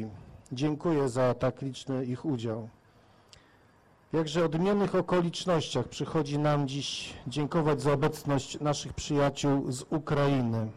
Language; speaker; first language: Polish; native; Polish